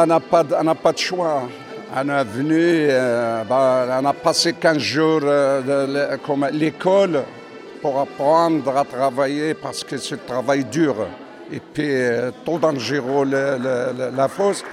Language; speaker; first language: French; non-native, fluent; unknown